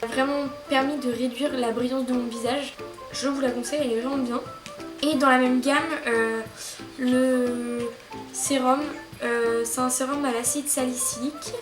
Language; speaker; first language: French; native; French